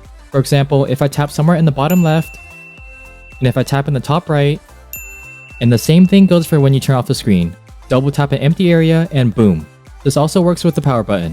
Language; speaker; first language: English; native; English